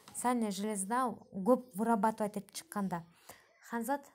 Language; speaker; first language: Russian; non-native, local second language; Kyrgyz